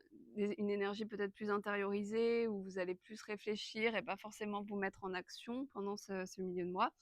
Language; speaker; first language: French; native; French